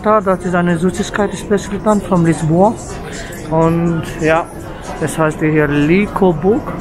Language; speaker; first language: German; non-native, learner; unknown